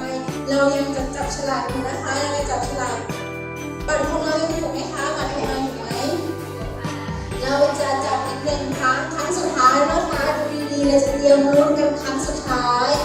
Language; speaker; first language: Thai; non-native, local second language; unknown